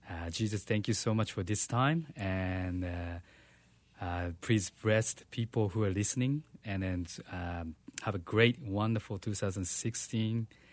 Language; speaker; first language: English; non-native, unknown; Japanese